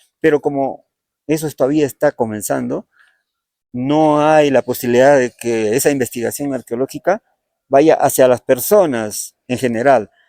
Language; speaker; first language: Spanish; native; Spanish